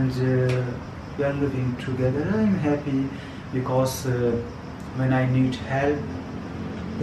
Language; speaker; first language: English; non-native, learner; Persian